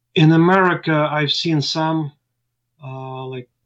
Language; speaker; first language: English; non-native, fluent; Ukrainian